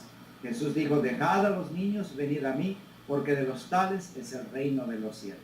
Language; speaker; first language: Spanish; native; Spanish